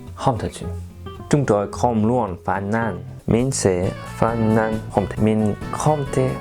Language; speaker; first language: Vietnamese; non-native, learner; French